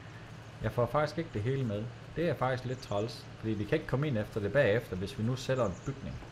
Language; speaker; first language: Danish; native; Danish